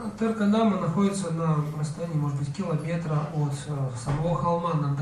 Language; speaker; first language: Russian; native; Russian